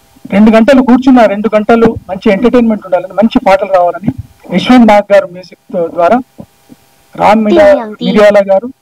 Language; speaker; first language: Telugu; native; Telugu